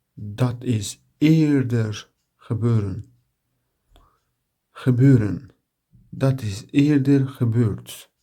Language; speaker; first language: Dutch; non-native, learner; Turkish